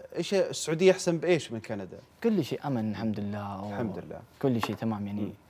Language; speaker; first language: Arabic; non-native, local second language; Urdu